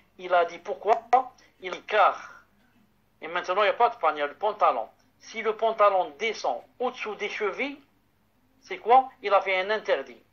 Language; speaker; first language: French; non-native, local second language; Arabic